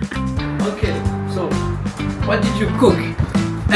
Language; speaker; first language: English; non-native, learner; Arabic